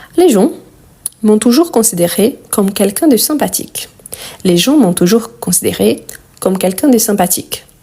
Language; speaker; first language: French; non-native, fluent; Portuguese